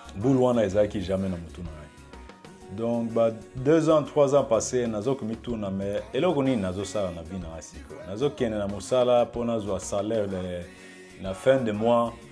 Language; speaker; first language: Lingala; early bilingual, heritage; Lingala